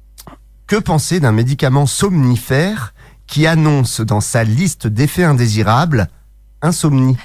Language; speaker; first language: French; native; French